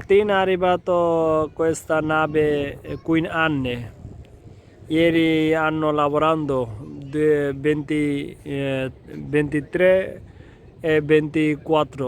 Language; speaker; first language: Italian; non-native, learner; Bangla